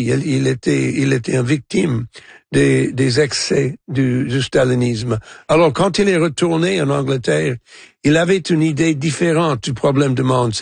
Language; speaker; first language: French; non-native, fluent; English